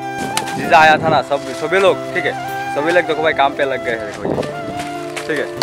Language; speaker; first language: Hindi; non-native, local second language; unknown